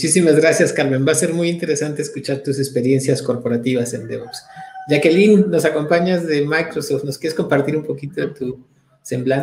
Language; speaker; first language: Spanish; native; Spanish